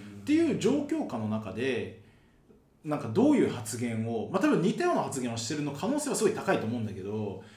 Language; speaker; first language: Japanese; early bilingual, other home language; Portuguese